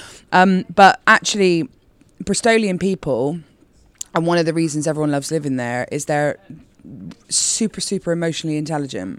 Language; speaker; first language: English; native; English